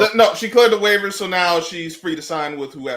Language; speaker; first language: English; native; English